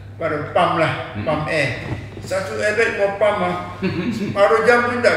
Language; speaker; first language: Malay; non-native, local second language; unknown